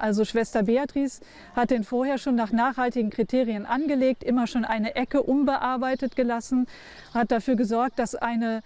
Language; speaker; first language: German; native; German